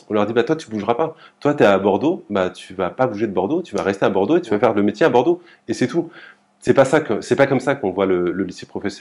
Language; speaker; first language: French; native; French